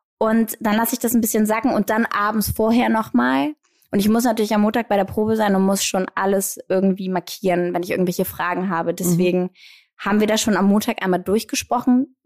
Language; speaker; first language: German; early bilingual, other home language; Greek